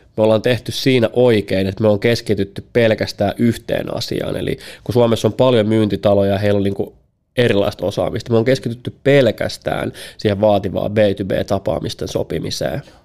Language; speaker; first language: Finnish; early bilingual, other home language; Bosnian